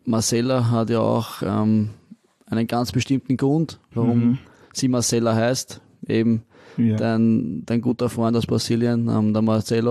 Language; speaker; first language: German; native; German